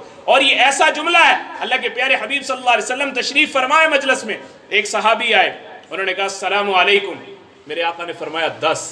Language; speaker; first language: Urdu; non-native, local second language; Punjabi